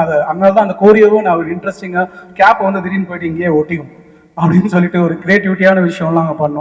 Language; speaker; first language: Tamil; native; Tamil